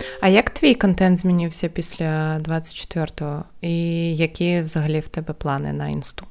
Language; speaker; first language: Ukrainian; non-native, local second language; Russian